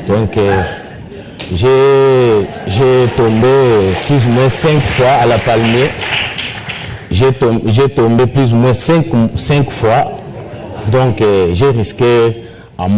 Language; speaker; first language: French; non-native, local second language; Kongo